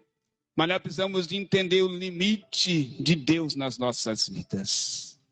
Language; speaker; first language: Portuguese; native; Portuguese